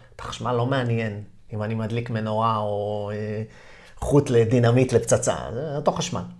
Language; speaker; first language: Hebrew; native; Hebrew